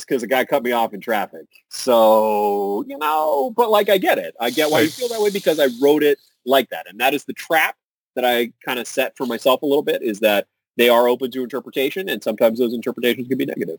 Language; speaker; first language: English; native; English